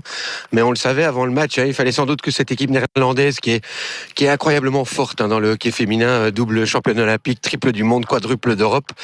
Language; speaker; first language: French; native; French